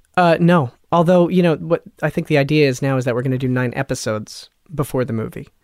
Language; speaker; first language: English; early bilingual, other home language; Italian